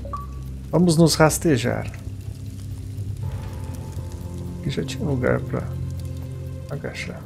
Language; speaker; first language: Portuguese; native; Portuguese